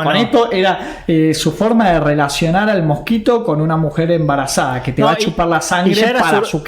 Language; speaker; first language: Spanish; native; Spanish